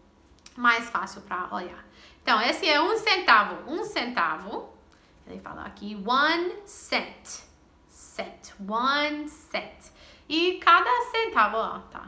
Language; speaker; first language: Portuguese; non-native, fluent; English